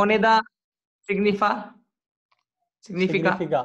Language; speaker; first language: Spanish; non-native, learner; Urdu